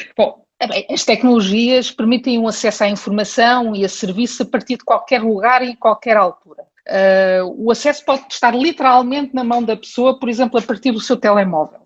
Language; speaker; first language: Portuguese; early bilingual, heritage; Portuguese